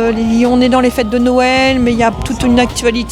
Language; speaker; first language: French; native; French